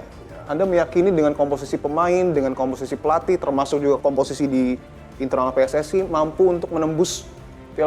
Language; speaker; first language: Indonesian; native; Indonesian